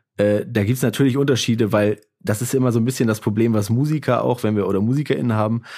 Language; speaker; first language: German; native; German